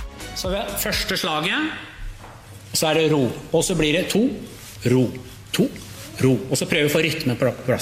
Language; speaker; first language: Norwegian; non-native, fluent; Spanish